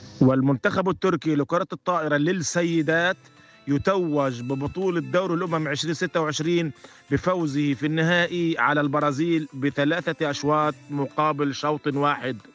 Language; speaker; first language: Arabic; native; Arabic